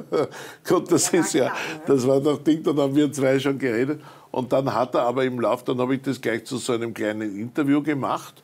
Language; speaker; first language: German; native; German